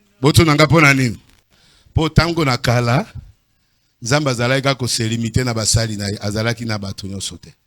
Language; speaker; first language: Lingala; native; Lingala